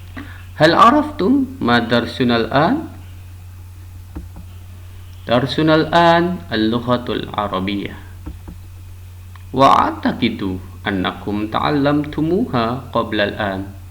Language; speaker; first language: Arabic; non-native, fluent; Indonesian